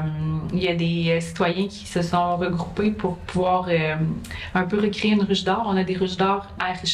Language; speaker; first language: French; native; French